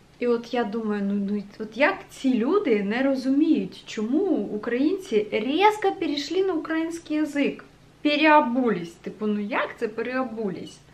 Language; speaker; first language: Ukrainian; non-native, local second language; Russian